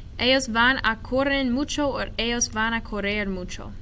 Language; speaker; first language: Spanish; non-native, fluent; English